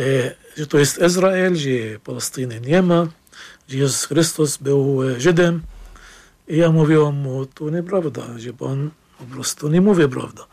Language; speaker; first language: Polish; non-native, fluent; Arabic